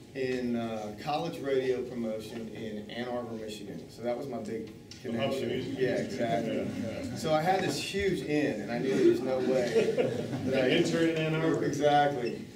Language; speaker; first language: English; native; English